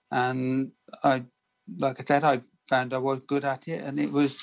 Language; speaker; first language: English; native; English